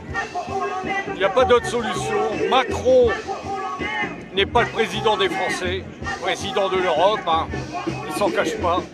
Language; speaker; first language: French; native; French